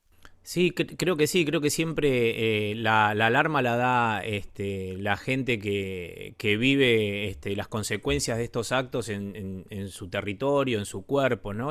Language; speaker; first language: Spanish; native; Spanish